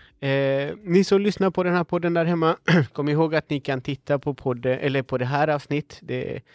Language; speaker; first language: Swedish; non-native, fluent; Spanish